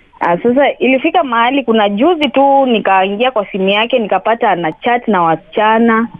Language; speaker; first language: Swahili; non-native, local second language; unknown